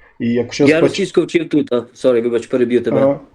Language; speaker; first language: Ukrainian; early bilingual, other home language; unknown